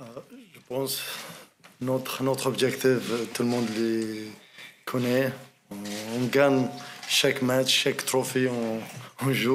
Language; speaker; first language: French; non-native, learner; Arabic